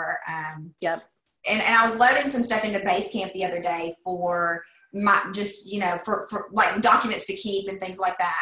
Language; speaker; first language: English; native; English